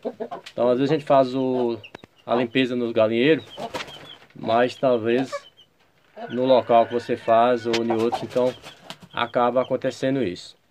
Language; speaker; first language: Portuguese; native; Portuguese